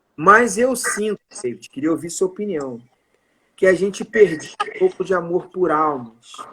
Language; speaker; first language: Portuguese; native; Portuguese